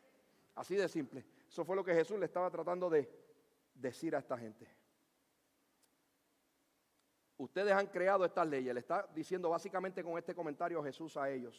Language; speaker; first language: Spanish; native; Spanish